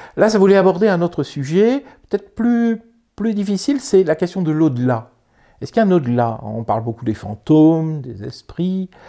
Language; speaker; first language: French; native; French